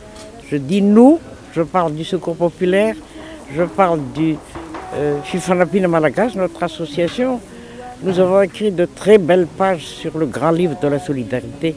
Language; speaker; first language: French; non-native, local second language; Malagasy